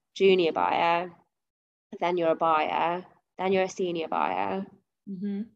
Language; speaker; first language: English; native; English